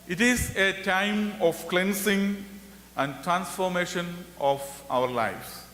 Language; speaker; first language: English; non-native, local second language; Malayalam